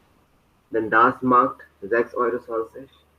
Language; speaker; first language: German; non-native, learner; Hindi